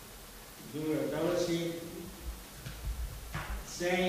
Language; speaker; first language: Italian; non-native, fluent; English